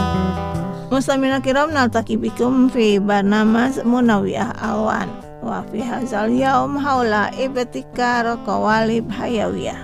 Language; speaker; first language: Arabic; non-native, learner; Indonesian